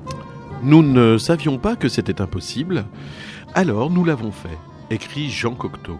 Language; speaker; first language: French; native; French